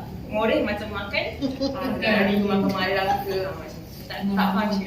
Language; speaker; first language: Malay; native; Malay